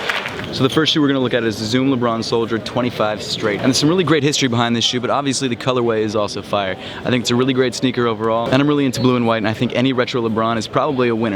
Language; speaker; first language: English; native; English